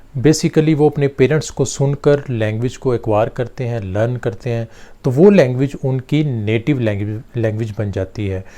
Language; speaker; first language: Urdu; native; Urdu